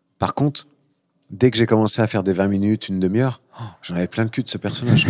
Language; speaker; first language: French; native; French